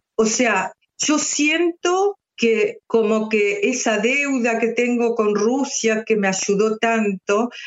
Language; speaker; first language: Spanish; native; Spanish